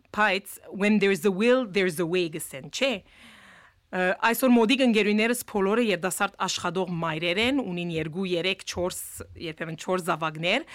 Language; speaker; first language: Armenian; early bilingual, heritage; Armenian